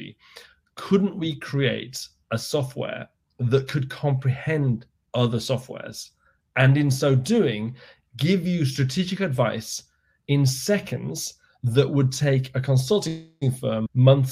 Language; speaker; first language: English; native; English